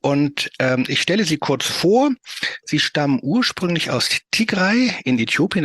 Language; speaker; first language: German; native; German